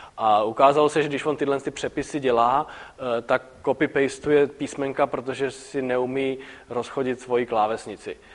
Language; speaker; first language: Czech; native; Czech